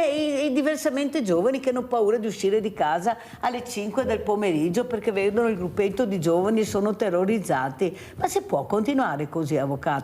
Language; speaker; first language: Italian; native; Italian